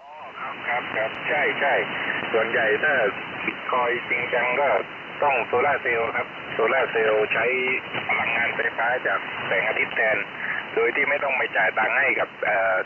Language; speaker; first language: Thai; native; Thai